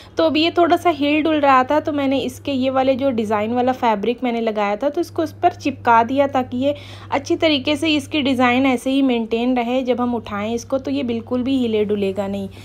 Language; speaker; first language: Hindi; native; Hindi